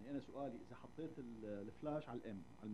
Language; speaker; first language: Arabic; native; Arabic